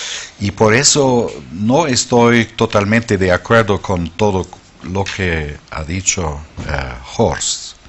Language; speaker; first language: Spanish; non-native, fluent; German